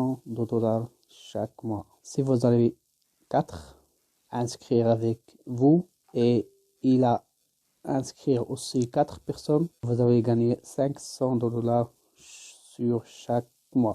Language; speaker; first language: French; non-native, learner; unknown